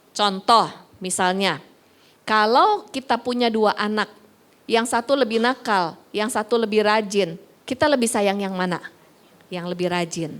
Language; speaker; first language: Indonesian; native; Indonesian